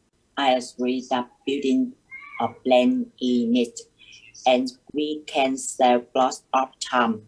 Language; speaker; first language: English; non-native, learner; Vietnamese